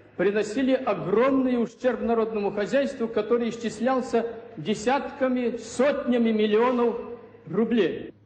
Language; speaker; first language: Russian; non-native, local second language; Ukrainian